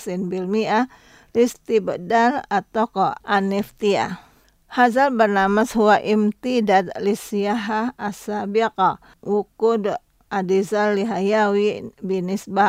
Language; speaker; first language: Arabic; non-native, fluent; Indonesian